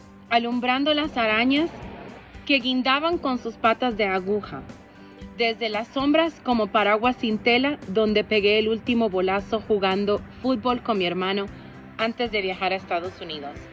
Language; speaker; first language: Spanish; early bilingual, heritage; Spanish